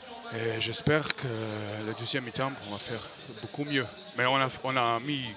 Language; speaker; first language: French; non-native, learner; Croatian